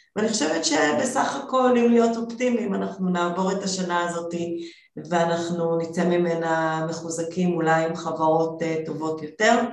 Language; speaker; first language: Hebrew; native; Hebrew